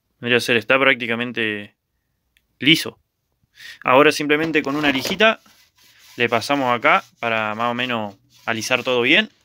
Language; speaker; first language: Spanish; native; Spanish